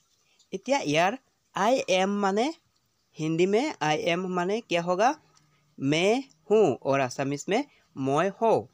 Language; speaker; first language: Hindi; non-native, local second language; Assamese